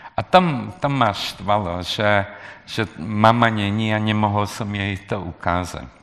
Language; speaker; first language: Slovak; non-native, local second language; Hungarian